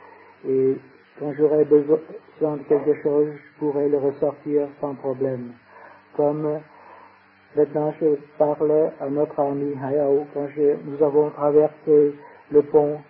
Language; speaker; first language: French; non-native, fluent; Vietnamese